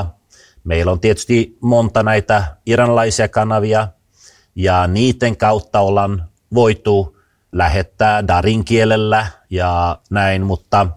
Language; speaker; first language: Finnish; early bilingual, heritage; Finnish